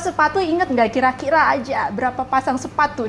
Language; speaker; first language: Indonesian; native; Indonesian